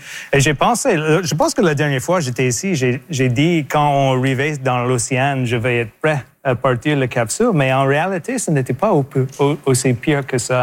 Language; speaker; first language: French; native; French